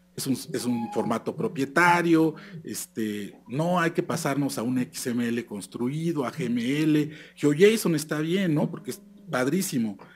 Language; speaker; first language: Spanish; native; Spanish